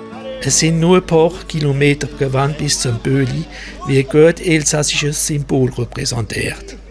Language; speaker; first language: German; non-native, local second language; French